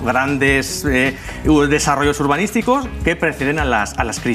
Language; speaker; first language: Spanish; native; Spanish